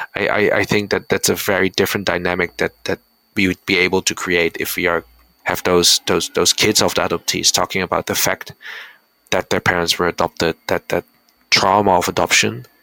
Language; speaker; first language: English; early bilingual, heritage; Dutch